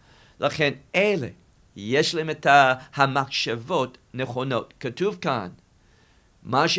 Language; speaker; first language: Hebrew; non-native, fluent; English